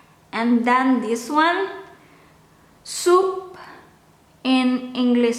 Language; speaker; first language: English; non-native, local second language; Indonesian